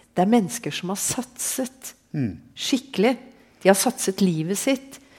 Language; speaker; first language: Norwegian; native; Norwegian